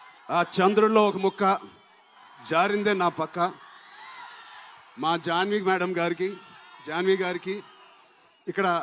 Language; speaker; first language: Telugu; native; Telugu